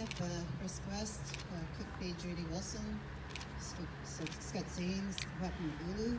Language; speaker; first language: English; native; English